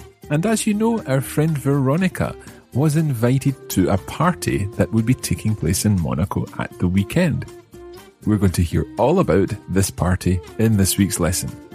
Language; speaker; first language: English; native; English